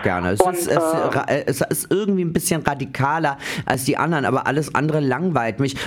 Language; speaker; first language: German; native; German